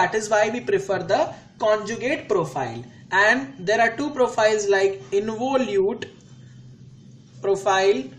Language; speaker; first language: English; non-native, local second language; Hindi